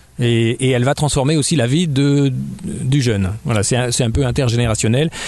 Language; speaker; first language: French; native; French